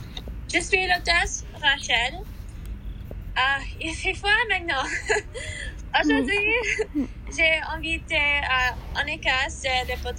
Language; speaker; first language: French; non-native, learner; English